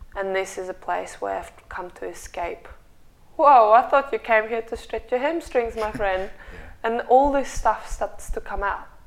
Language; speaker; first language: English; non-native, fluent; Russian